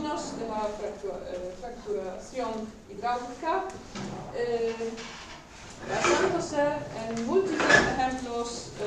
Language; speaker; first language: Spanish; non-native, learner; Polish